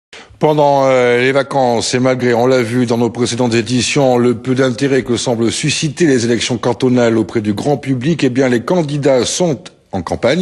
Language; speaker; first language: French; native; French